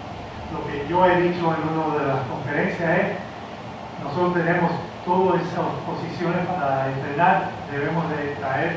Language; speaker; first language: Spanish; early bilingual, heritage; Spanish